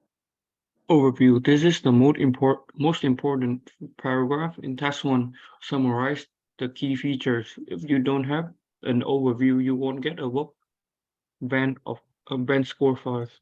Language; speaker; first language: English; non-native, learner; Vietnamese